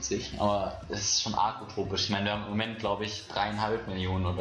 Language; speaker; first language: German; native; German